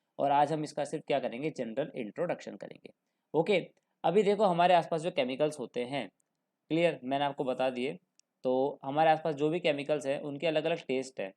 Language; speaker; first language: Hindi; native; Hindi